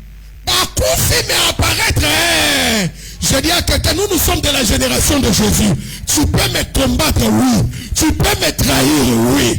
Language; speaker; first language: French; non-native, local second language; Lingala